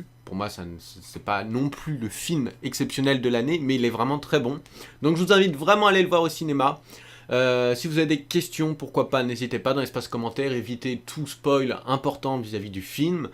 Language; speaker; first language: French; native; French